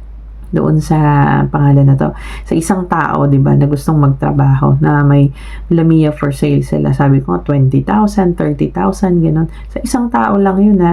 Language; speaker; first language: Filipino; native; Filipino